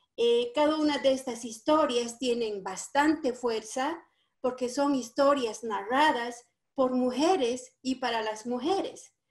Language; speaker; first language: Spanish; native; Spanish